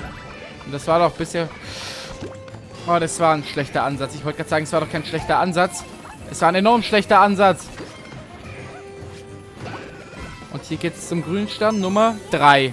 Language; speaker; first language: German; native; German